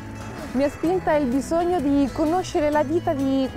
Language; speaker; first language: Italian; non-native, fluent; Spanish